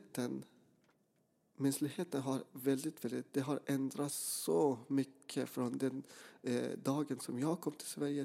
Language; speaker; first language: Swedish; non-native, fluent; Persian